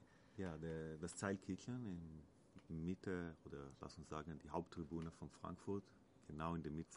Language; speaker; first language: German; non-native, learner; Hebrew